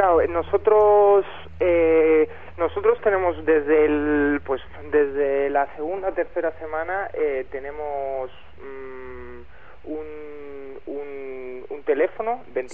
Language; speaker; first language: Spanish; native; Spanish